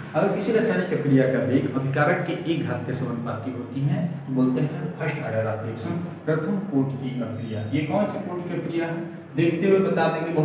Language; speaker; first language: Hindi; native; Hindi